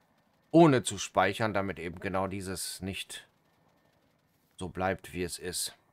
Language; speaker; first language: German; native; German